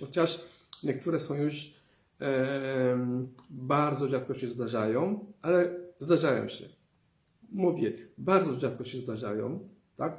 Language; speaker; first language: Polish; non-native, fluent; Somali